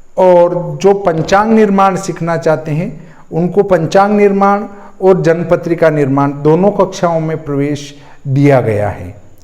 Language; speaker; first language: Hindi; native; Hindi